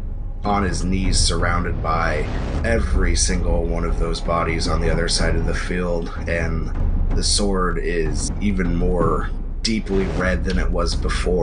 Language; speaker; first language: English; native; English